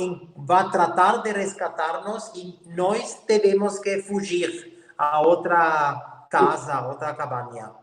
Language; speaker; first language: Portuguese; non-native, learner; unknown